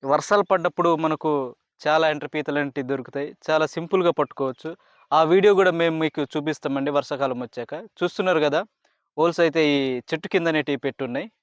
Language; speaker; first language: Telugu; non-native, local second language; Koya